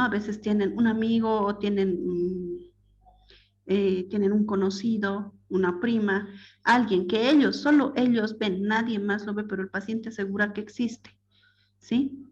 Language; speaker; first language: Spanish; native; Spanish